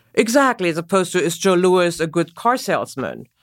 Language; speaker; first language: English; non-native, fluent; German